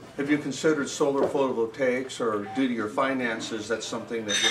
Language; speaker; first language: English; native; English